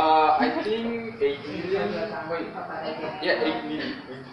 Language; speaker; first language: English; non-native, fluent; Indonesian